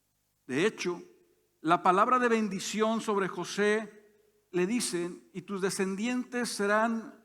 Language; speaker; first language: Spanish; native; Spanish